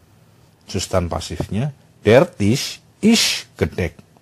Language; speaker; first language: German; non-native, fluent; Indonesian